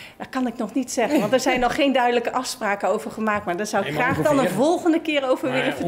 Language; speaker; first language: Dutch; native; Dutch